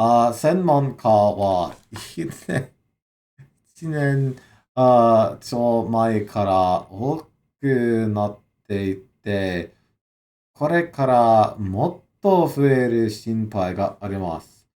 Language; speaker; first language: Japanese; non-native, learner; English